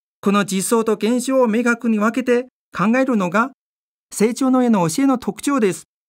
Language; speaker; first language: Japanese; non-native, fluent; Chinese